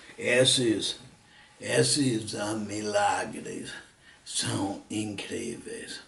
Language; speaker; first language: Portuguese; early bilingual, other home language; English